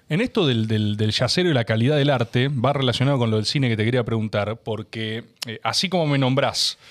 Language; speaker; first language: Spanish; native; Spanish